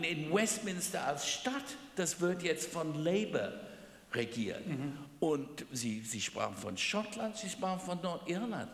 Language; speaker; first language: German; non-native, fluent; English